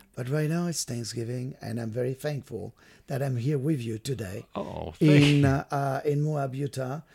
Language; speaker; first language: English; non-native, fluent; French